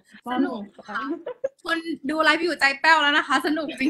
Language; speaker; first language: Thai; native; Thai